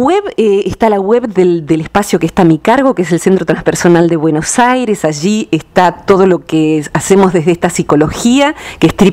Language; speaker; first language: Spanish; native; Spanish